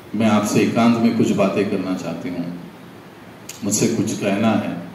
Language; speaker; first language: Hindi; non-native, local second language; Marathi